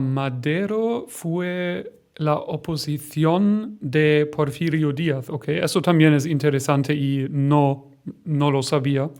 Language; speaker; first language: Spanish; non-native, learner; German